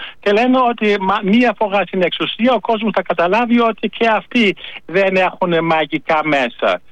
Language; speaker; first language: Greek; non-native, fluent; German